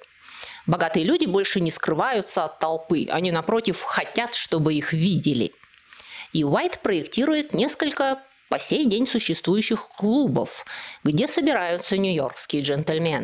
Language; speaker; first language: Russian; native; Russian